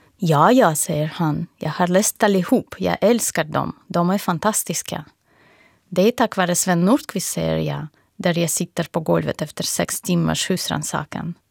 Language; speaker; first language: Swedish; non-native, fluent; Russian